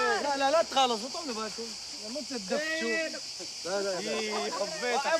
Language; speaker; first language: Arabic; native; Arabic